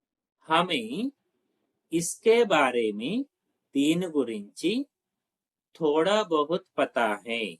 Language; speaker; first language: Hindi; non-native, local second language; Telugu